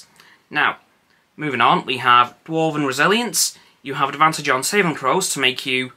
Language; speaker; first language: English; native; English